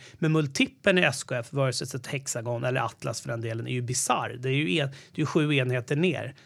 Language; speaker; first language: Swedish; native; Swedish